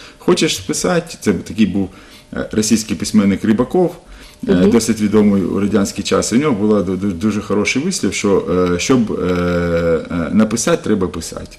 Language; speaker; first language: Ukrainian; non-native, local second language; Russian